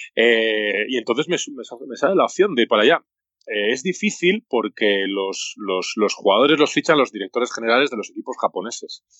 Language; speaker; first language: Spanish; native; Spanish